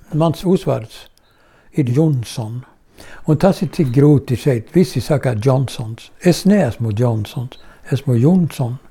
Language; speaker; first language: Latvian; non-native, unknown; Swedish